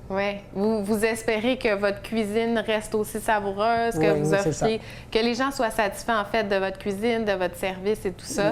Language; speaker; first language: French; native; French